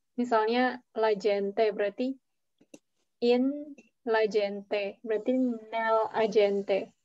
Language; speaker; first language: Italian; non-native, learner; Indonesian